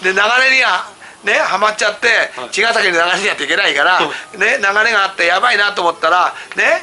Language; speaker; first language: Japanese; native; Japanese